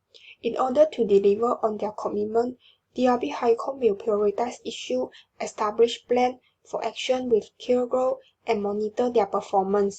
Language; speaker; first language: English; non-native, learner; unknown